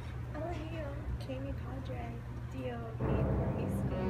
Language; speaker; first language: Spanish; non-native, learner; English